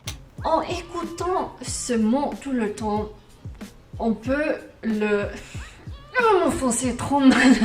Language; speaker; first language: French; non-native, learner; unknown